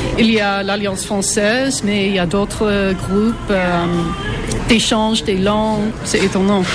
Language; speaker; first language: French; non-native, fluent; English